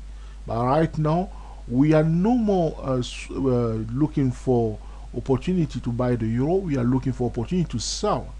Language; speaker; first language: English; non-native, fluent; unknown